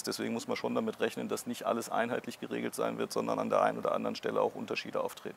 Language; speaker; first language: German; native; German